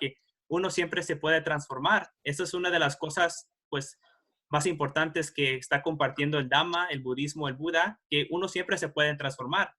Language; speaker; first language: Spanish; early bilingual, heritage; Spanish